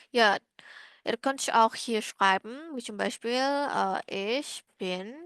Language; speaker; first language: German; non-native, learner; Indonesian